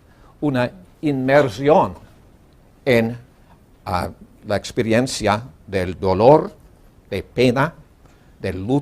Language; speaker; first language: Spanish; non-native, learner; English